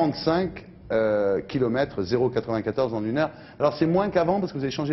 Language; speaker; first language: French; native; French